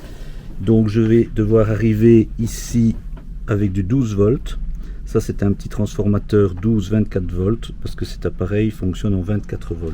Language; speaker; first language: French; native; French